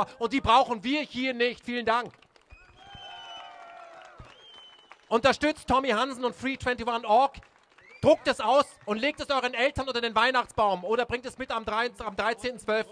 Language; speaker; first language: German; native; German